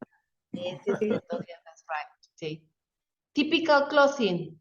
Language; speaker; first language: English; non-native, fluent; Spanish